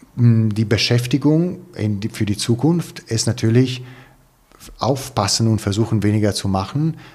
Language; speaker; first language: German; non-native, fluent; Italian